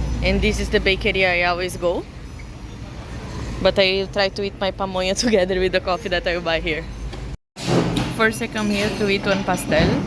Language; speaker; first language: English; non-native, learner; Portuguese